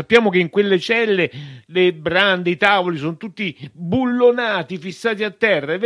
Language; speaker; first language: Italian; native; Italian